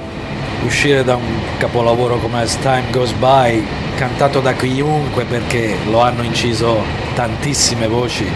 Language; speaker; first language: Italian; native; Italian